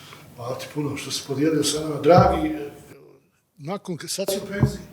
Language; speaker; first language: Bosnian; native; Bosnian